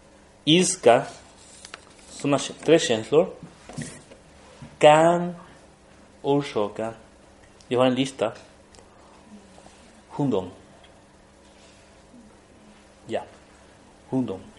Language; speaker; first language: Swedish; non-native, fluent; Spanish